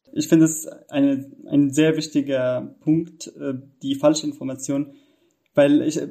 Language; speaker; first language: German; non-native, fluent; Arabic